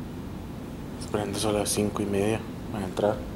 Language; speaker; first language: Spanish; native; Spanish